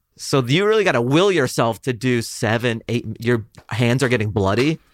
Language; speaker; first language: English; native; English